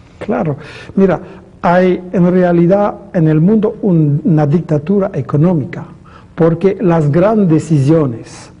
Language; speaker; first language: Spanish; non-native, fluent; French